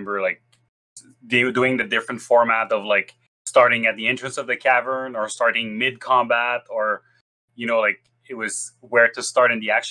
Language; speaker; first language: English; non-native, fluent; French